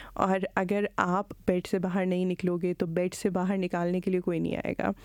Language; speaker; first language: Urdu; non-native, local second language; Punjabi